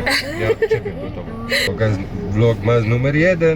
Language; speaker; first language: Polish; non-native, learner; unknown